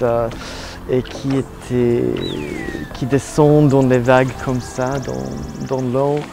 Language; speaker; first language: French; non-native, learner; Italian